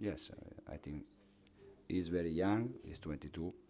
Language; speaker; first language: English; non-native, learner; Italian